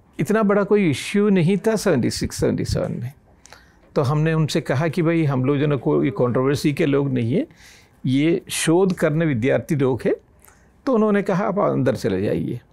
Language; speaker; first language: Hindi; non-native, local second language; Malayalam